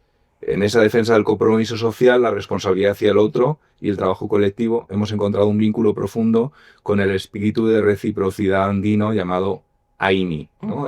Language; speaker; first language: Spanish; native; Spanish